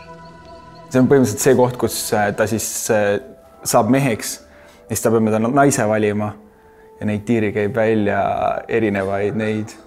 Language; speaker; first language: Estonian; native; Estonian